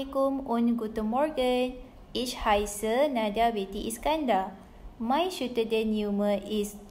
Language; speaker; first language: German; non-native, learner; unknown